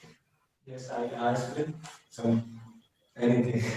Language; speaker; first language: English; non-native, learner; Hindi